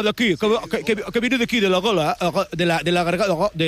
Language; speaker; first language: Spanish; native; Spanish